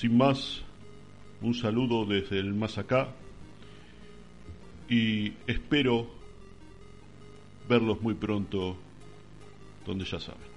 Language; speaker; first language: Spanish; native; Spanish